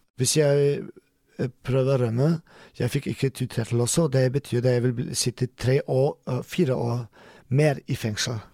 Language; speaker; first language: Norwegian; non-native, learner; German